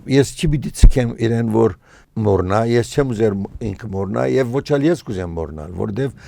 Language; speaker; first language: Armenian; early bilingual, heritage; Armenian